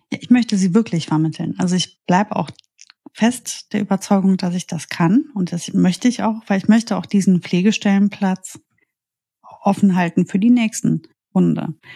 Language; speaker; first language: German; native; German